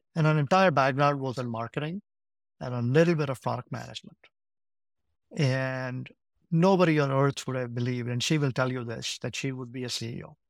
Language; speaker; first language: English; non-native, local second language; Gujarati